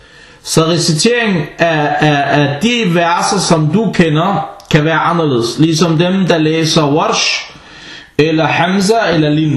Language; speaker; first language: Danish; non-native, fluent; Arabic